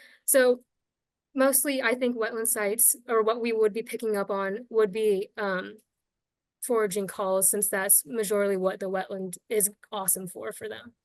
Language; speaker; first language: English; native; English